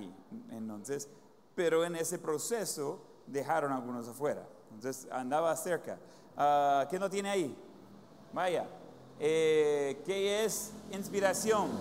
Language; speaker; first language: Spanish; non-native, fluent; English